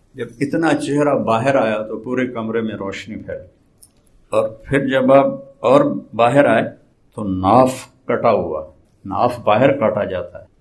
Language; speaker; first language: Urdu; non-native, local second language; Saraiki